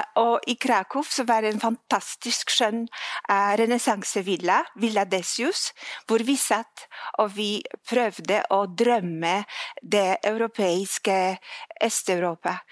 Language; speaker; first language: Norwegian; non-native, fluent; Polish